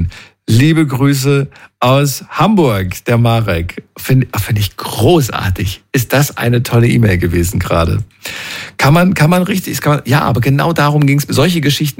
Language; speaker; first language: German; native; German